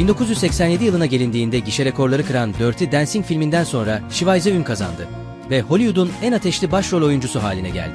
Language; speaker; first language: Turkish; native; Turkish